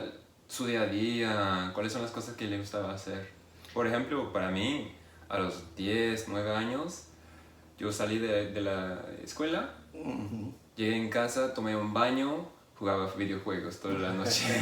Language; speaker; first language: Spanish; non-native, fluent; English